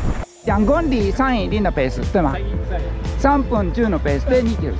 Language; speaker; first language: Chinese; non-native, learner; Japanese